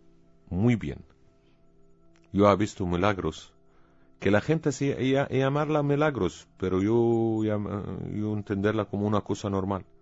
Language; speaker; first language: Spanish; non-native, learner; Arabic